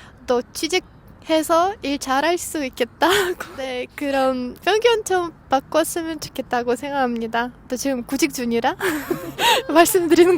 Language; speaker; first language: Korean; non-native, fluent; Russian